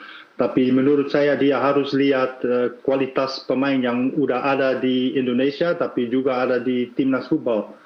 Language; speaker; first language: Indonesian; non-native, fluent; Dutch